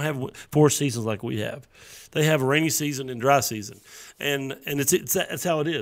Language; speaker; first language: English; native; English